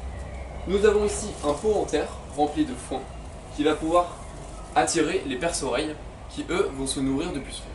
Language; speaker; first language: French; native; French